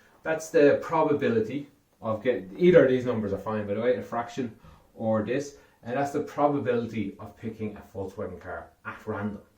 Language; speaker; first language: English; native; English